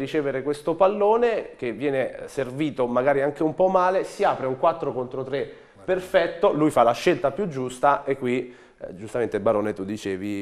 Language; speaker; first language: Italian; native; Italian